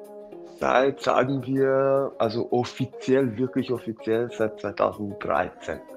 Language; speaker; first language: German; non-native, fluent; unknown